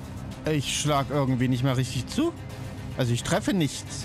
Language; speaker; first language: German; native; German